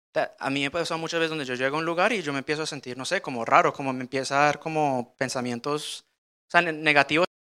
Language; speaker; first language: Spanish; early bilingual, heritage; Spanish